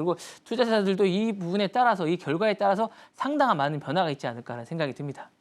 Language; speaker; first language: Korean; native; Korean